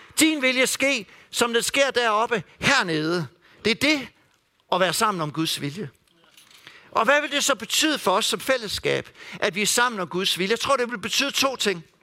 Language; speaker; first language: Danish; native; Danish